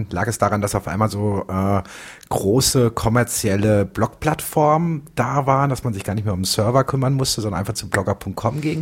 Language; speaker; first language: German; native; German